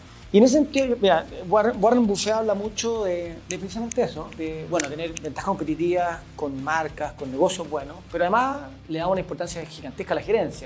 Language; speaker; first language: Spanish; native; Spanish